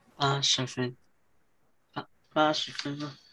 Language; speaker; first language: Chinese; early bilingual, heritage; Chinese